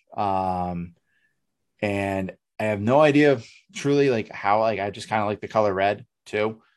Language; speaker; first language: English; native; English